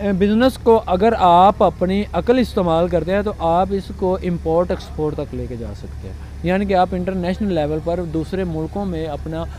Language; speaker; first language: Urdu; non-native, local second language; Punjabi